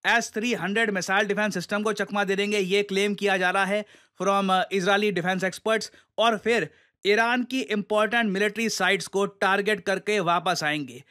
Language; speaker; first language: Hindi; native; Hindi